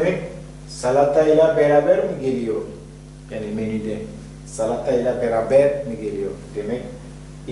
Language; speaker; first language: Turkish; non-native, fluent; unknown